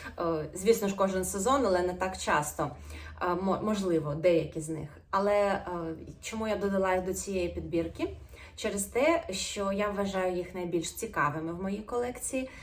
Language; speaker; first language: Ukrainian; non-native, local second language; Russian